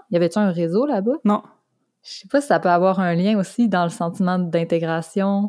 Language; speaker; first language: French; native; French